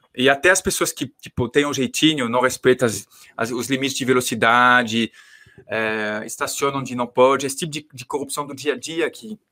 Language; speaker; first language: Portuguese; non-native, fluent; French